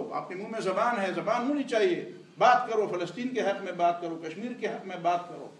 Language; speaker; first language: Urdu; non-native, local second language; Pashto